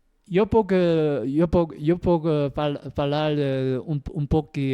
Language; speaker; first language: Spanish; non-native, learner; Korean